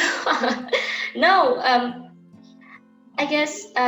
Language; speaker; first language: English; non-native, learner; Indonesian